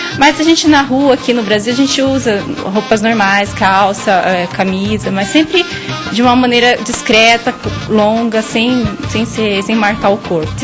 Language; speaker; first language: Portuguese; native; Portuguese